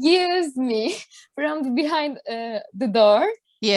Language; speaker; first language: English; non-native, learner; Turkish